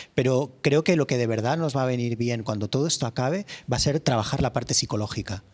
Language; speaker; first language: Spanish; native; Spanish